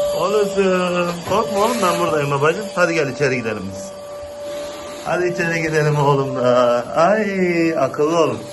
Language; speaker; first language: Turkish; native; Turkish